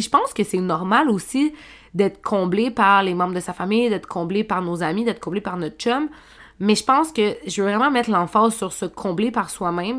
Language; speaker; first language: French; native; French